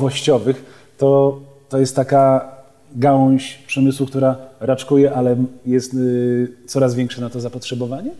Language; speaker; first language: Polish; native; Polish